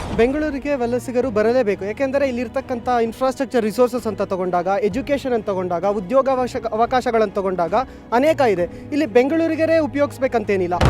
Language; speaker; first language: Kannada; native; Kannada